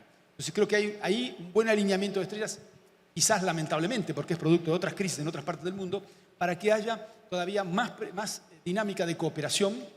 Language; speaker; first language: Spanish; native; Spanish